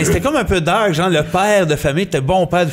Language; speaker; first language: French; native; French